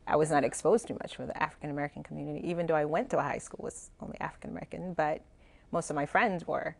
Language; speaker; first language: English; non-native, fluent; Spanish